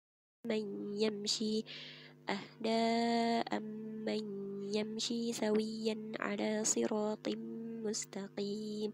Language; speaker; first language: Arabic; non-native, learner; Indonesian